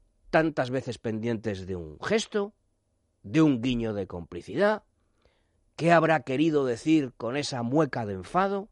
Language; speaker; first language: Spanish; native; Spanish